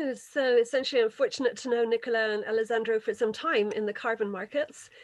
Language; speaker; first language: English; native; English